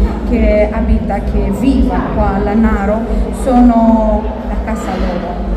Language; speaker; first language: Italian; non-native, learner; Romanian